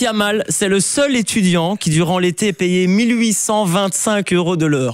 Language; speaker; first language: French; native; French